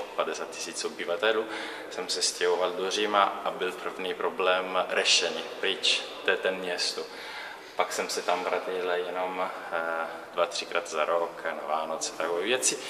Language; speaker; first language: Czech; non-native, learner; Italian